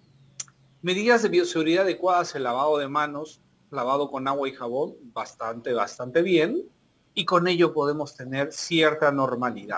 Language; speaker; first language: Spanish; native; Spanish